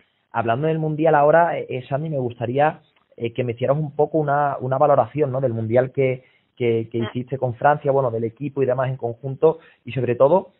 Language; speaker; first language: Spanish; native; Spanish